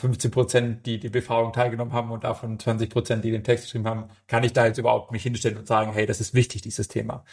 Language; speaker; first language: German; native; German